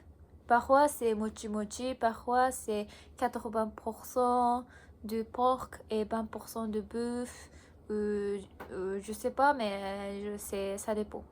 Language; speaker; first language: French; non-native, learner; Japanese